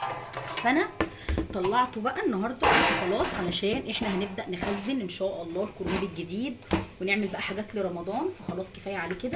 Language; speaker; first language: Arabic; native; Arabic